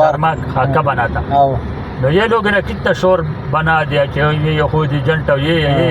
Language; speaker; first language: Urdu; non-native, local second language; Pashto